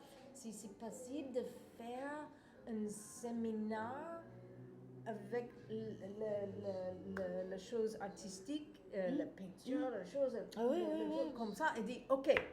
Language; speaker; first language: French; non-native, fluent; English